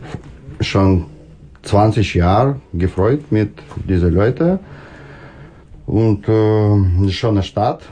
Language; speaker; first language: German; non-native, learner; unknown